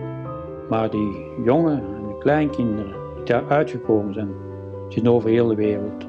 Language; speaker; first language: Dutch; native; Dutch